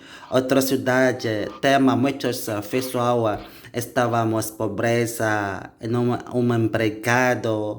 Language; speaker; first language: Portuguese; non-native, learner; Indonesian